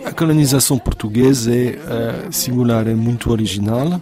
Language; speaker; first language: Portuguese; non-native, fluent; French